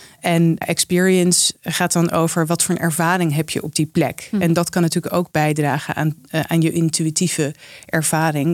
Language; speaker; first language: Dutch; native; Dutch